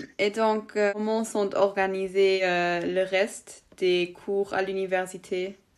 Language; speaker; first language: French; non-native, local second language; Luxembourgish